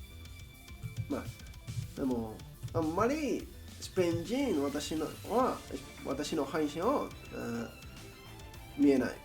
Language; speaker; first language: Japanese; non-native, learner; Spanish